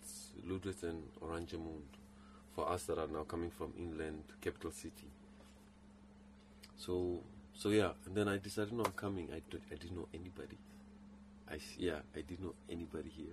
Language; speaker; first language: English; non-native, local second language; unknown